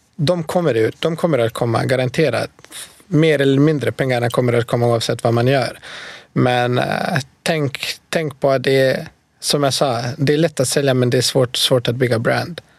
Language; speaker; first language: Swedish; non-native, fluent; Bosnian